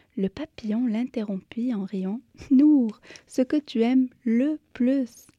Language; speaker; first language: French; native; French